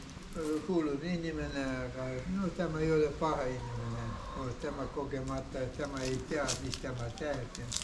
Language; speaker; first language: Estonian; non-native, learner; Ukrainian